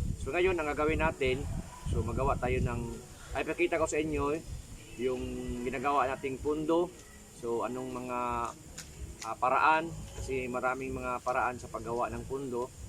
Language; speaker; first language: Filipino; non-native, local second language; Cebuano